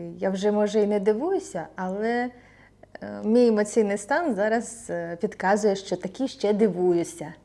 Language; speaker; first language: Ukrainian; non-native, local second language; Russian